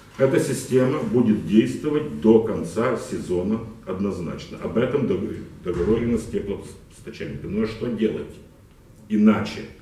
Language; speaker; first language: Russian; non-native, local second language; Ukrainian